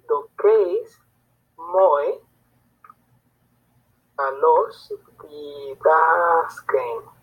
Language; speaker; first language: Greek; non-native, fluent; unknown